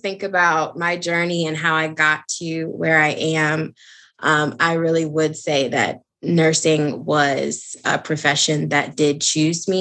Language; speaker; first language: English; native; English